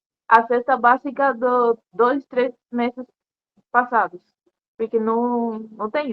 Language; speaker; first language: Portuguese; non-native, learner; Spanish